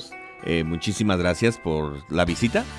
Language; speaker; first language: Spanish; native; Spanish